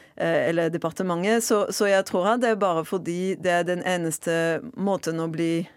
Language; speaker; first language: Norwegian; non-native, fluent; French